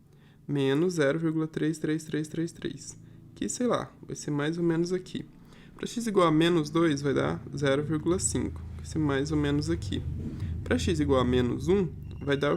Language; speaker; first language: Portuguese; native; Portuguese